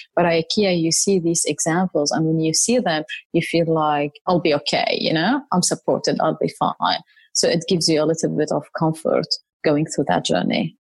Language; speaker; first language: English; non-native, fluent; Arabic